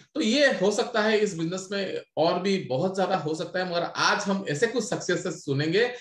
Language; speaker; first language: Hindi; non-native, local second language; Odia